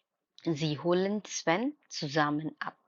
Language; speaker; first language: German; non-native, fluent; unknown